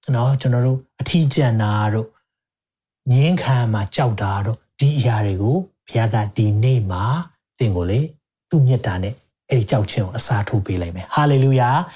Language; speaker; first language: Burmese; non-native, local second language; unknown